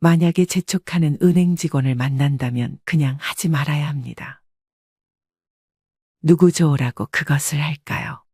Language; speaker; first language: Korean; native; Korean